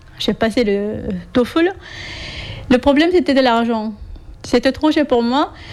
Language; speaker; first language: French; non-native, fluent; Korean